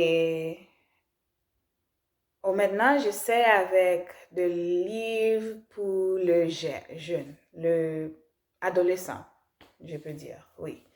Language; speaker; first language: French; non-native, learner; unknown